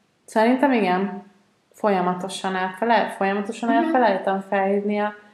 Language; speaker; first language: Hungarian; native; Hungarian